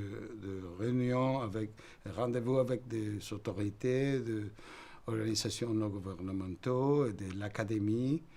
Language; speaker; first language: French; non-native, fluent; Spanish